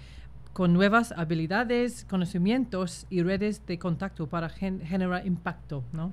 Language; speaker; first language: Spanish; non-native, fluent; English